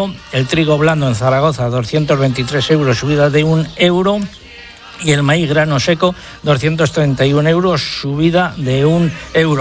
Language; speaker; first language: Spanish; native; Spanish